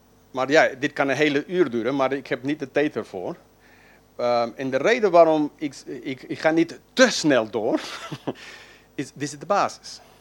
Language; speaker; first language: Dutch; non-native, fluent; English